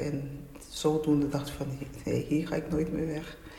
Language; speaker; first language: Dutch; native; Dutch